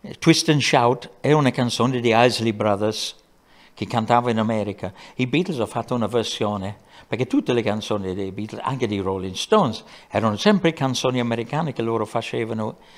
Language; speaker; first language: Italian; non-native, fluent; English